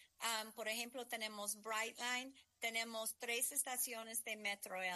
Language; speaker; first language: Spanish; non-native, fluent; English